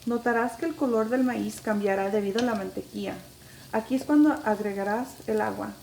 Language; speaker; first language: Spanish; early bilingual, heritage; Spanish